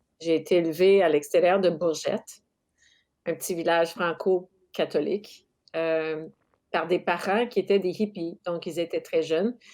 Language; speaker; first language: French; non-native, local second language; English